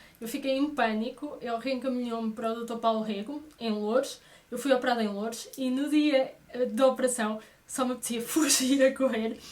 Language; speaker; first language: Portuguese; native; Portuguese